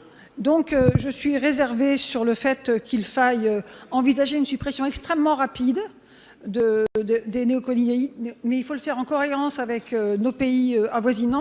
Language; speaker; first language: French; native; French